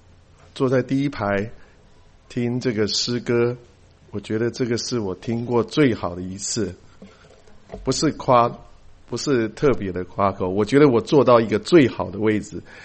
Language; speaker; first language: Chinese; native; Chinese